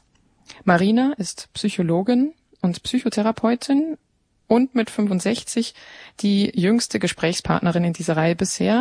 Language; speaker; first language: German; native; German